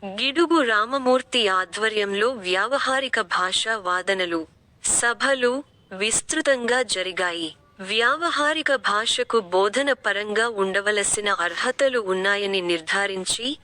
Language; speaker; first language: Telugu; native; Telugu